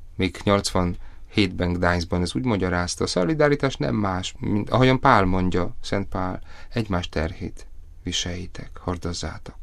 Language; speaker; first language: Hungarian; non-native, fluent; Polish